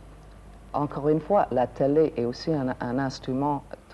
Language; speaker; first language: French; non-native, fluent; English